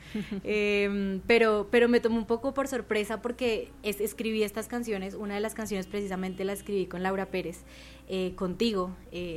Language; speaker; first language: Spanish; native; Spanish